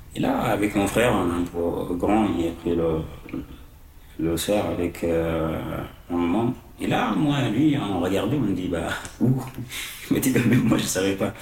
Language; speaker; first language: French; non-native, learner; Arabic